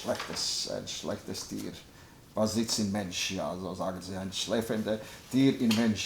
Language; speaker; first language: German; non-native, learner; Latvian